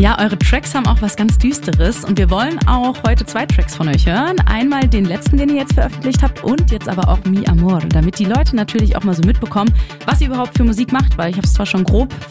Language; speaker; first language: German; native; German